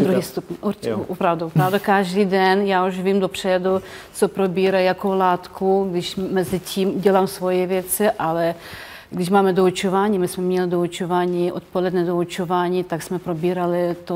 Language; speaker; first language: Czech; non-native, fluent; Ukrainian